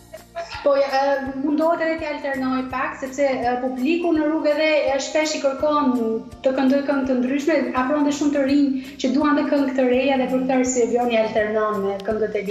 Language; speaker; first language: Albanian; native; Albanian